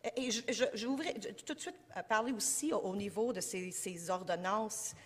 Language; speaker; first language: French; native; French